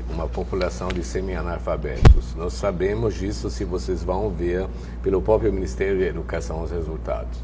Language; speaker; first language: Portuguese; non-native, fluent; German